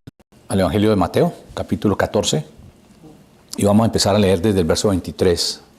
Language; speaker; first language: Spanish; native; Spanish